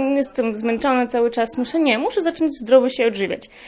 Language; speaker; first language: Polish; non-native, fluent; Ukrainian